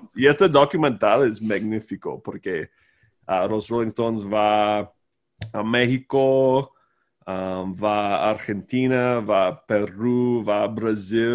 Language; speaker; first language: Spanish; non-native, fluent; English